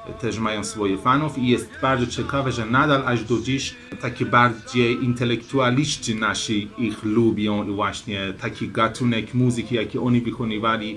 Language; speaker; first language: Polish; non-native, learner; Persian